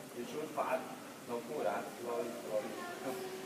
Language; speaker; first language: English; non-native, learner; Thai